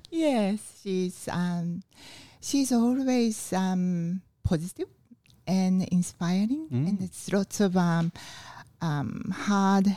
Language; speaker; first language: English; non-native, learner; Japanese